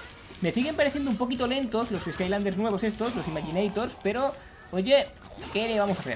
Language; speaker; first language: Spanish; native; Spanish